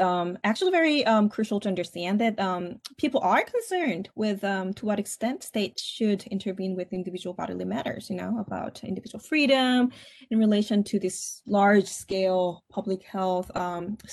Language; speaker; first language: English; non-native, fluent; Korean